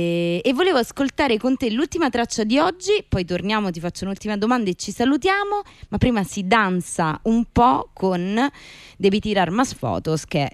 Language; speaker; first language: Italian; native; Italian